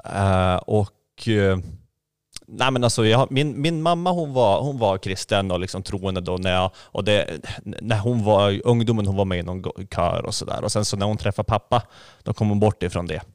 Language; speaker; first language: Swedish; native; Swedish